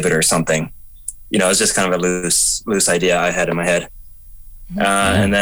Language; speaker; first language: English; native; English